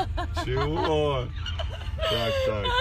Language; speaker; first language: Russian; native; Russian